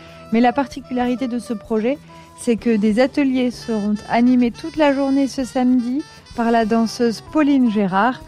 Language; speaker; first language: French; native; French